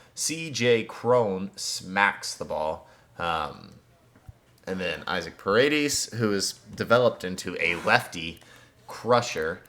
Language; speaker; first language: English; native; English